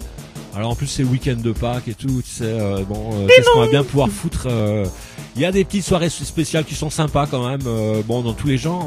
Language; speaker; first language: French; native; French